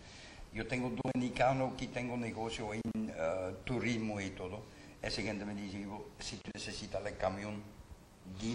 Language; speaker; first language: Spanish; non-native, learner; Dutch